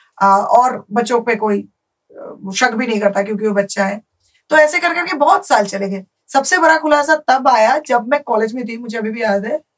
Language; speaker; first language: Hindi; non-native, local second language; Bangla